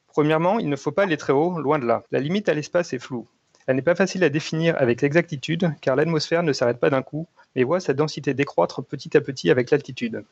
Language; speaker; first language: French; native; French